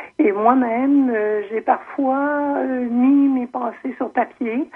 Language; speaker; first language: French; native; French